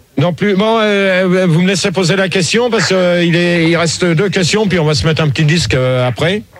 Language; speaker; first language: French; native; French